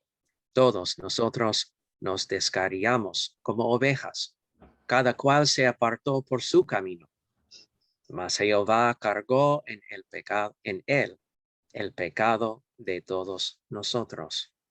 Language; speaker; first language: Spanish; non-native, fluent; English